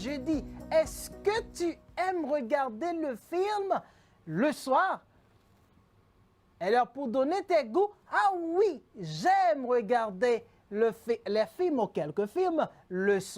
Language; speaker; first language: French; non-native, fluent; Spanish